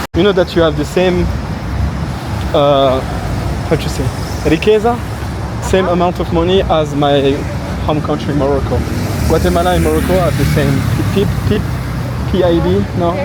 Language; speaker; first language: English; non-native, learner; French